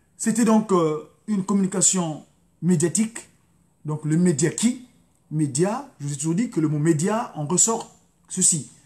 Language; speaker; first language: French; non-native, local second language; Lingala